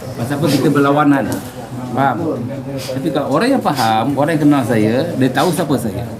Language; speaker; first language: Malay; native; Malay